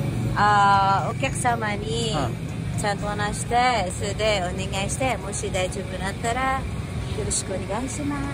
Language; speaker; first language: Japanese; non-native, learner; Filipino